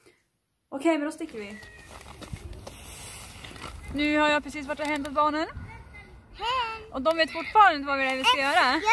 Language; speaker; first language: Swedish; native; Swedish